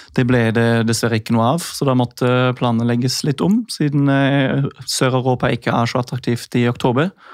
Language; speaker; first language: Norwegian; non-native, fluent; English